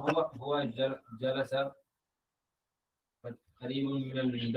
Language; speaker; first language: Arabic; non-native, learner; English